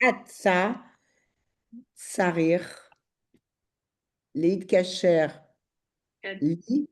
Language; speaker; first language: Hebrew; non-native, learner; French